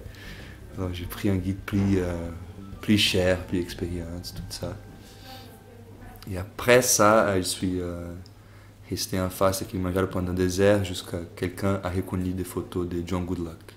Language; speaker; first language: French; non-native, fluent; Portuguese